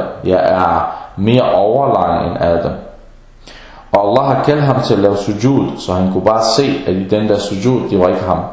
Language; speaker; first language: Danish; early bilingual, other home language; Arabic